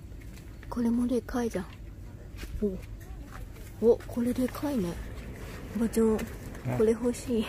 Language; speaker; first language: Japanese; non-native, fluent; Thai